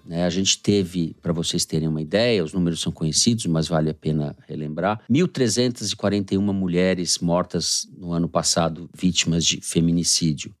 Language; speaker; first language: Portuguese; native; Portuguese